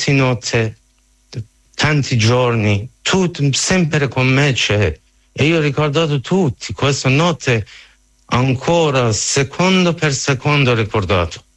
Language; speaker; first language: Italian; non-native, learner; Persian